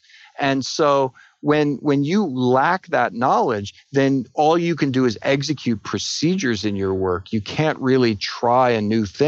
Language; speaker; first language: English; native; English